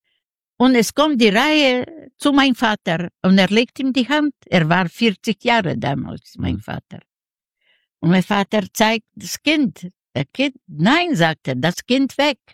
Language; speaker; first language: German; non-native, learner; Yiddish